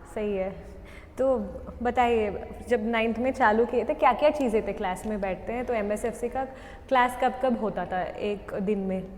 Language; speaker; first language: Hindi; non-native, local second language; Tamil